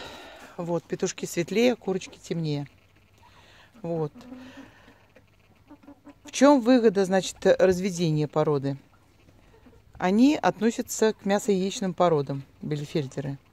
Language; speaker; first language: Russian; native; Russian